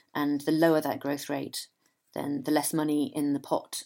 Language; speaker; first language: English; native; English